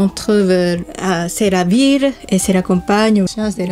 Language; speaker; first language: French; non-native, learner; Japanese